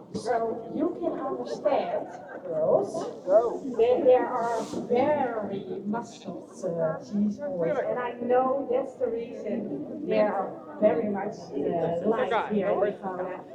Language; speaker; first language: English; non-native, fluent; Dutch